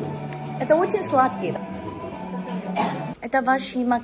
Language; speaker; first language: Russian; non-native, learner; Korean